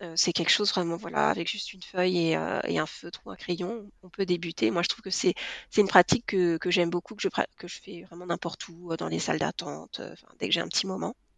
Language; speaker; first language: French; native; French